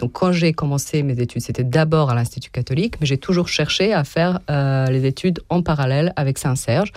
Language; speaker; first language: French; non-native, fluent; Serbian